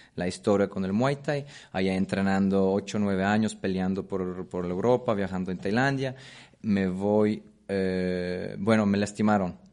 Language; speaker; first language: Spanish; non-native, fluent; Polish